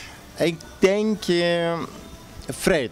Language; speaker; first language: Dutch; non-native, fluent; Turkish